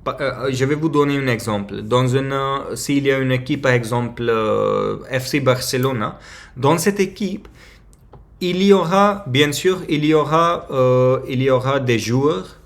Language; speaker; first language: French; non-native, learner; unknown